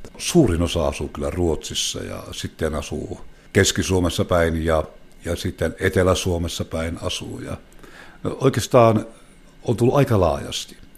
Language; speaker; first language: Finnish; native; Finnish